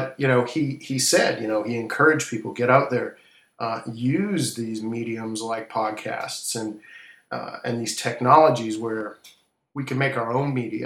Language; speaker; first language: English; native; English